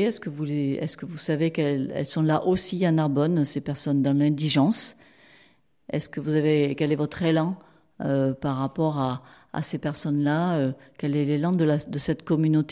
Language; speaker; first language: French; native; French